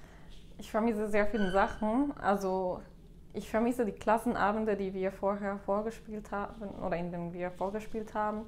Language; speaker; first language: German; non-native, fluent; Spanish